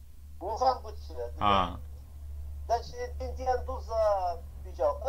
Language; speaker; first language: Chinese; non-native, learner; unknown